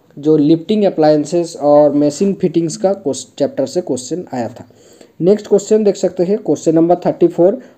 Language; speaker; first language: Hindi; non-native, local second language; Bangla